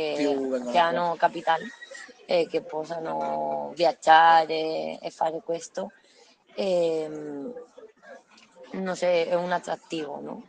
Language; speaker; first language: Italian; non-native, learner; Spanish